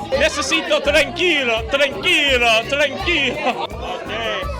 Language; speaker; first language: Spanish; non-native, learner; English